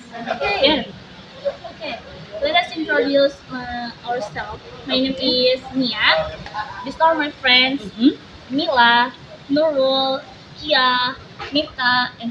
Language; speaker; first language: English; non-native, learner; Indonesian